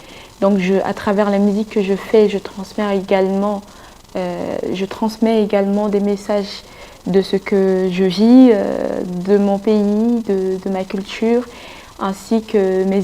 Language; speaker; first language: French; non-native, local second language; Sango